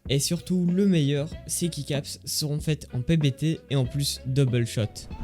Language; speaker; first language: French; native; French